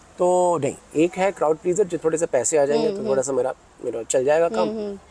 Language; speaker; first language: Hindi; non-native, local second language; Bangla